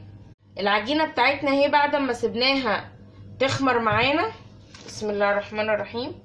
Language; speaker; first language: Arabic; native; Arabic